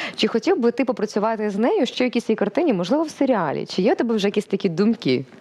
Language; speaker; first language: Ukrainian; native; Ukrainian